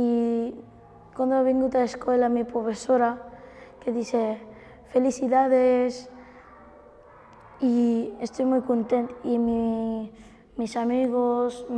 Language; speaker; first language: Spanish; non-native, learner; Bangla